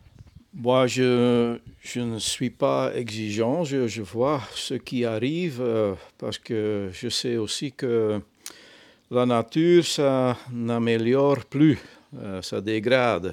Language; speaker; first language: French; non-native, fluent; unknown